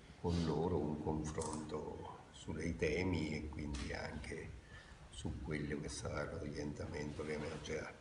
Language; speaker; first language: Italian; native; Italian